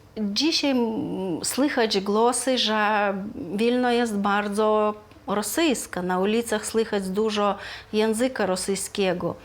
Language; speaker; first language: Polish; non-native, fluent; Lithuanian